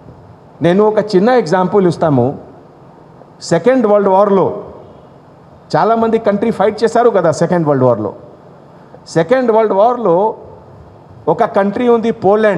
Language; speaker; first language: Telugu; non-native, fluent; Hindi